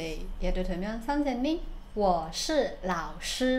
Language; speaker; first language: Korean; non-native, fluent; Chinese